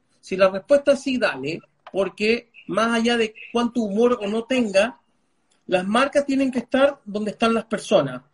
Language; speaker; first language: Spanish; early bilingual, other home language; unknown